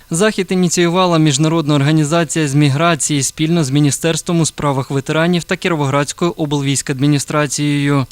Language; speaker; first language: Ukrainian; native; Ukrainian